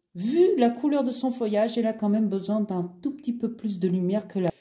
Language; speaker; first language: French; non-native, fluent; Portuguese